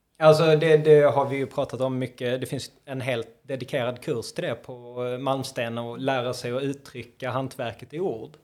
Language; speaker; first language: Swedish; native; Swedish